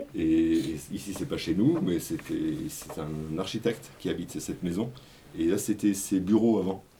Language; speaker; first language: French; native; French